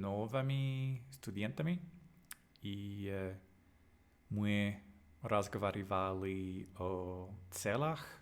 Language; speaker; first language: Russian; non-native, learner; English